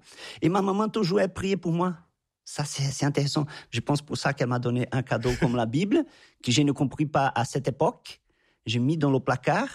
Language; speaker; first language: French; non-native, fluent; Portuguese